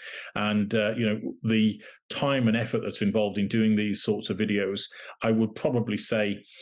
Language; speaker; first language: English; native; English